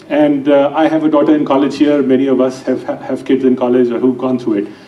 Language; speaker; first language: English; non-native, local second language; Urdu